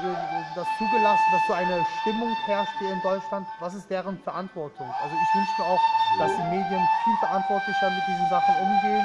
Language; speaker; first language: German; early bilingual, other home language; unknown